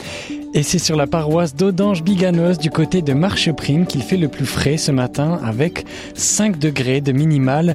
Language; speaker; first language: French; native; French